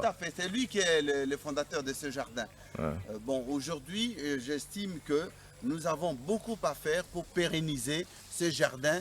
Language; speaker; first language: French; non-native, local second language; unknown